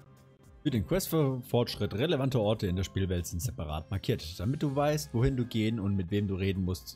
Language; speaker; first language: German; native; German